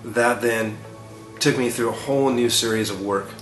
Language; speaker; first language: English; native; English